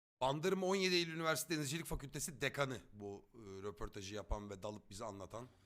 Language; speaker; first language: Turkish; native; Turkish